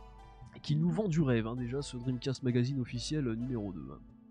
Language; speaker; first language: French; native; French